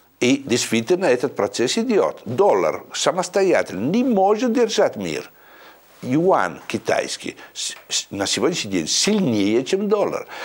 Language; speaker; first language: Russian; non-native, fluent; Italian